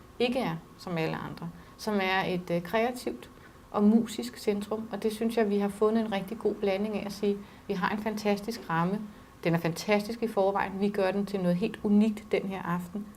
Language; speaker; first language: Danish; native; Danish